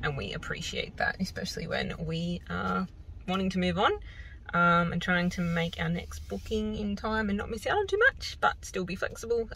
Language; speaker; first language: English; native; English